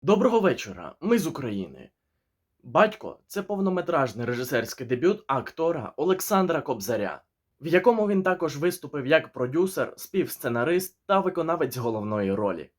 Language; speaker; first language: Ukrainian; native; Ukrainian